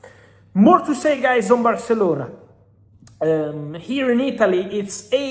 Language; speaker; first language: English; non-native, fluent; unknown